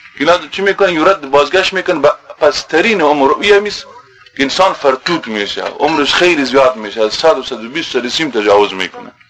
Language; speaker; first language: Persian; native; Persian